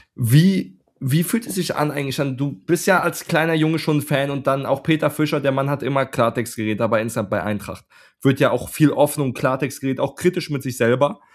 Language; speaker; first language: German; native; German